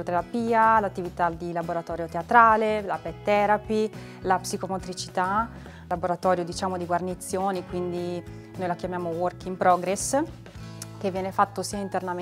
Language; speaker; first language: Italian; native; Italian